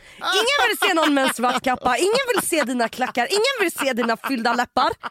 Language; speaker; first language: Swedish; native; Swedish